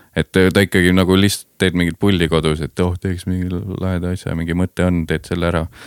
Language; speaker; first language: Estonian; native; Estonian